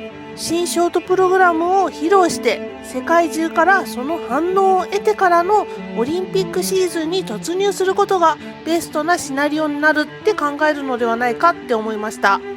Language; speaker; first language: Japanese; native; Japanese